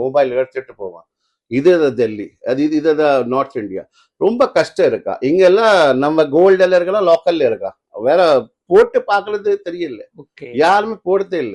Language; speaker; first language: Tamil; non-native, fluent; Hindi